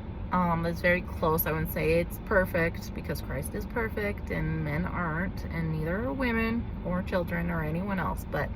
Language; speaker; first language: English; native; English